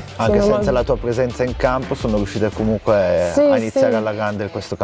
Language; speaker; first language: Italian; native; Italian